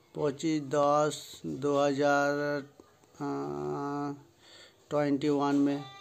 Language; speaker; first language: Hindi; non-native, local second language; Bangla